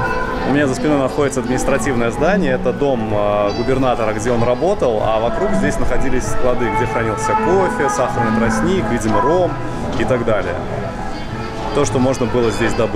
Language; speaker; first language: Russian; native; Russian